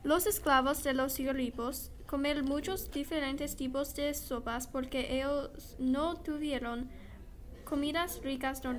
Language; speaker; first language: Spanish; non-native, learner; English